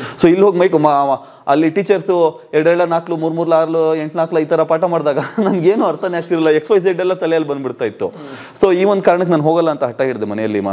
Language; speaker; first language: Kannada; non-native, local second language; Urdu